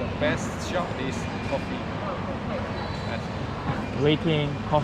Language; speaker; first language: English; non-native, learner; Korean